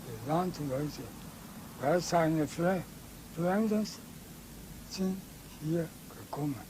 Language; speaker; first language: German; non-native, learner; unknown